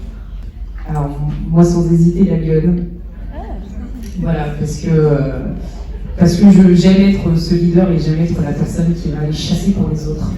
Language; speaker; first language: French; native; French